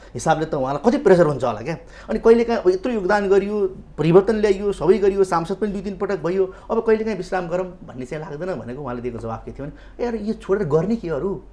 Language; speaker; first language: Nepali; native; Nepali